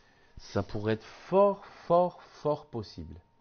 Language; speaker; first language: French; native; French